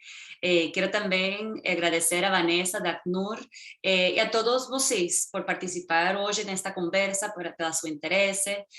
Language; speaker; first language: Portuguese; non-native, fluent; Spanish